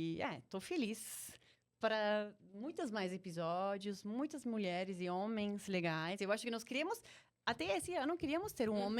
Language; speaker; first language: Portuguese; non-native, fluent; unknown